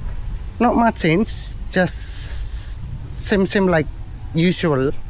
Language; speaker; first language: English; non-native, learner; Indonesian